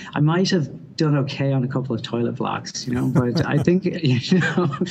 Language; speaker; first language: English; native; English